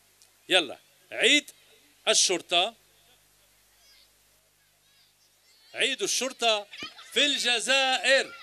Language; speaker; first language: Arabic; native; Arabic